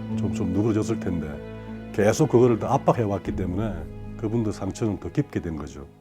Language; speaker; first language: Korean; native; Korean